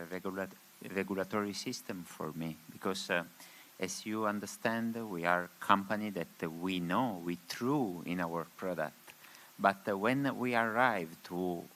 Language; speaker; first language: English; non-native, learner; Spanish